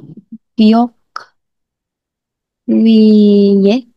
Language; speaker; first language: Korean; non-native, learner; Filipino